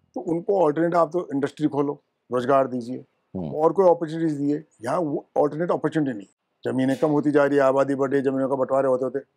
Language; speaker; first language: Hindi; native; Hindi